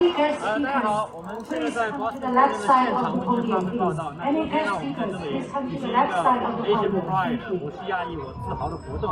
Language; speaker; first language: Chinese; native; Chinese